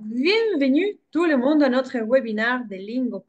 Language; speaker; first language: French; non-native, fluent; Spanish